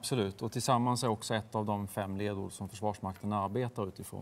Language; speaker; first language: Swedish; native; Swedish